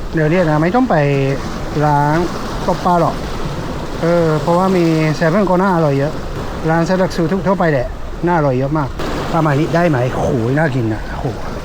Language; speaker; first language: Thai; native; Thai